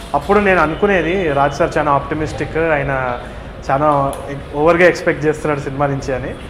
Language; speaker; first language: Telugu; native; Telugu